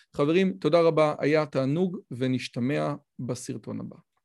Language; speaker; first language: Hebrew; native; Hebrew